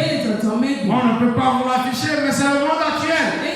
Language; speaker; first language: French; non-native, local second language; Ewe